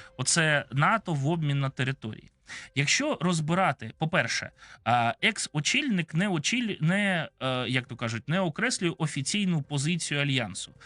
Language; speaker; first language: Ukrainian; non-native, local second language; Russian